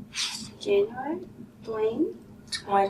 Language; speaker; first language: English; non-native, learner; Portuguese